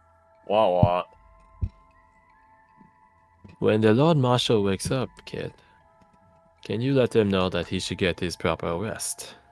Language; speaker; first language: English; native; English